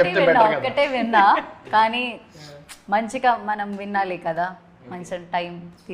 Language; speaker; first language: Telugu; non-native, learner; Malayalam